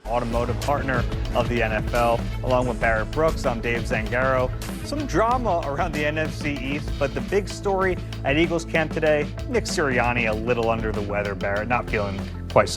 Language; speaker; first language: English; native; English